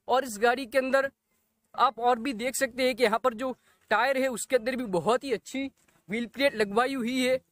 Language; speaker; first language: Hindi; non-native, local second language; Gujarati